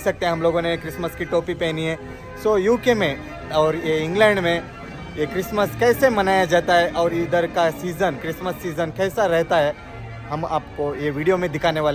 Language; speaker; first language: Hindi; non-native, local second language; Kannada